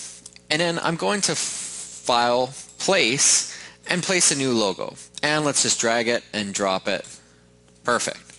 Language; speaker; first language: English; native; English